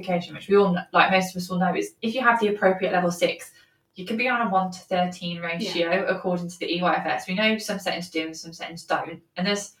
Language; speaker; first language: English; native; English